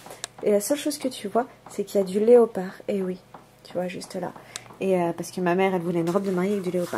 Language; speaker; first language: French; native; French